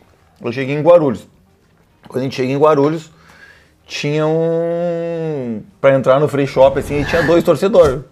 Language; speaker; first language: Portuguese; native; Portuguese